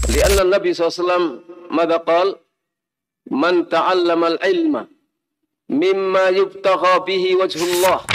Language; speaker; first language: Arabic; non-native, fluent; Indonesian